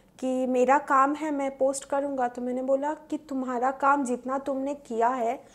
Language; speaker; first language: Hindi; non-native, local second language; Bangla